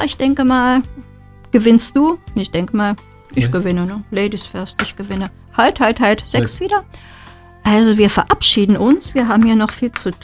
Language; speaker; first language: German; native; German